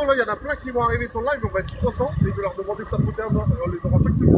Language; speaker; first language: French; native; French